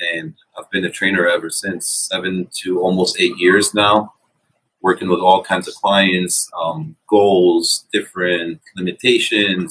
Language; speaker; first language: English; non-native, fluent; Arabic